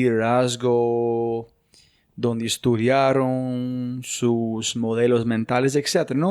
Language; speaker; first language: Spanish; non-native, fluent; English